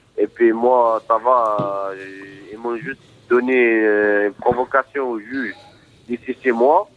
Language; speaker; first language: French; non-native, local second language; Arabic